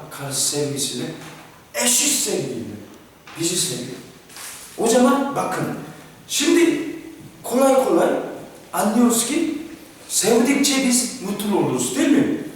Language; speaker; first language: Turkish; non-native, fluent; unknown